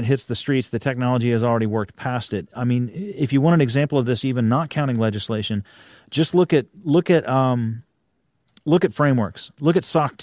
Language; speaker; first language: English; native; English